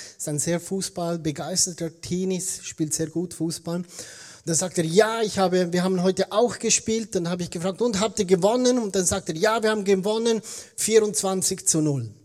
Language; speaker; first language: German; native; German